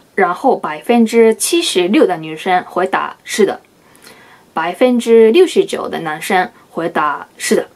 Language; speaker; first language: Chinese; non-native, fluent; Japanese